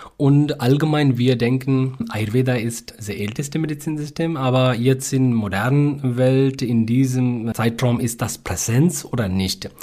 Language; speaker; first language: German; non-native, learner; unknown